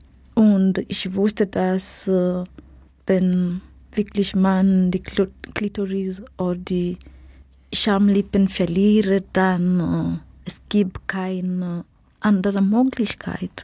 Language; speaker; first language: German; non-native, fluent; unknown